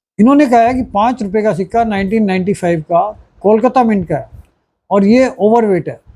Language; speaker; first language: Hindi; native; Hindi